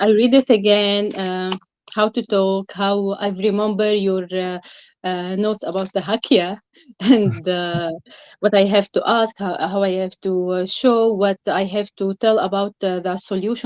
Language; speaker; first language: English; non-native, learner; Arabic